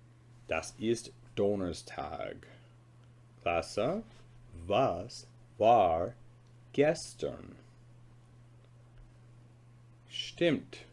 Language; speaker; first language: German; non-native, fluent; English